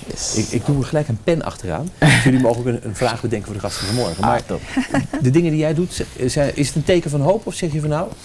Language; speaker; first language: Dutch; native; Dutch